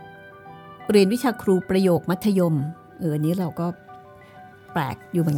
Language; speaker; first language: Thai; native; Thai